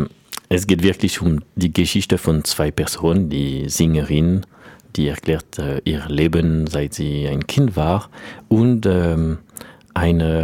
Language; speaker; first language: German; non-native, learner; French